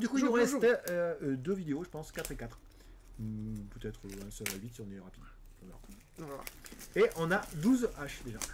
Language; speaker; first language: French; native; French